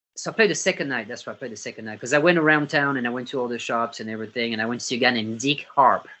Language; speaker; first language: English; non-native, fluent; French